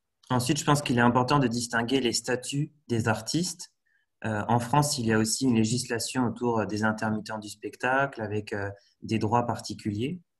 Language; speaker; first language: French; native; French